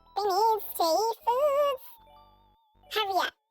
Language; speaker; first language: English; native; English